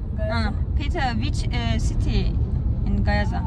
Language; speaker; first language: English; non-native, learner; Turkish